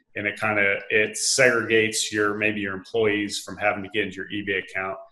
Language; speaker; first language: English; native; English